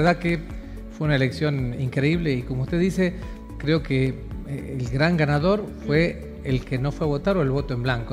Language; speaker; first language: Spanish; native; Spanish